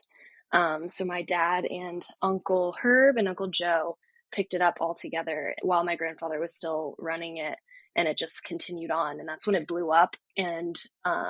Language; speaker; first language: English; native; English